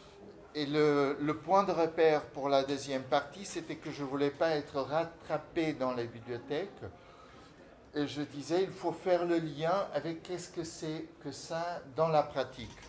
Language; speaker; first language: French; non-native, fluent; Portuguese